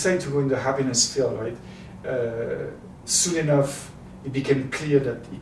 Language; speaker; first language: English; non-native, fluent; French